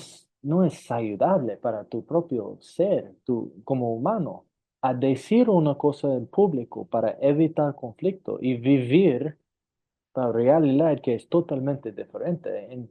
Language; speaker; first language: Spanish; non-native, fluent; English